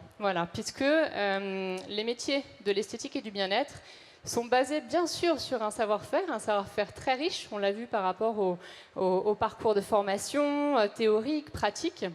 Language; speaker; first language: French; native; French